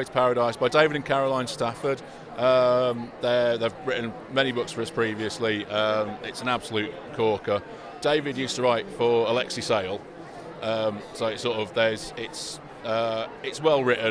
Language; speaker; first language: English; native; English